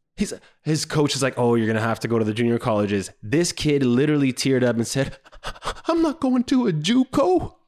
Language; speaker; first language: English; native; English